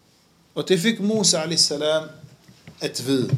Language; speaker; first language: Danish; non-native, fluent; Arabic